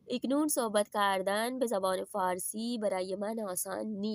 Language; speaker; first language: Persian; non-native, fluent; Urdu